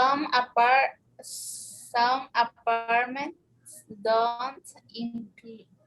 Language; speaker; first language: English; non-native, learner; Spanish